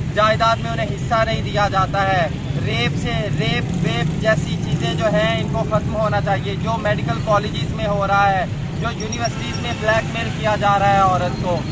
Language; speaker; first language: Urdu; non-native, local second language; Punjabi